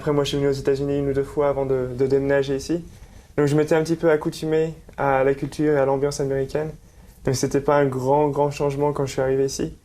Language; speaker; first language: French; native; French